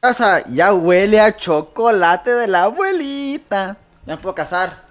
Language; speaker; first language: Spanish; early bilingual, other home language; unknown